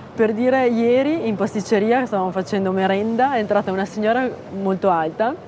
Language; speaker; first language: Italian; native; Italian